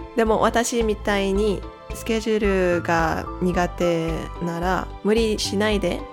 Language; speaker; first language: Japanese; non-native, learner; English